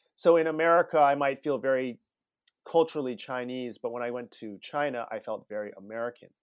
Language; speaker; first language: English; native; English